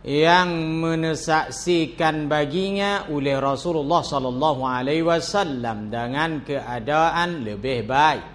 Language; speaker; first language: Malay; non-native, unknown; Thai